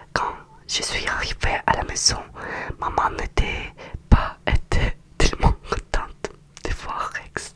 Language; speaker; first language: French; non-native, learner; Russian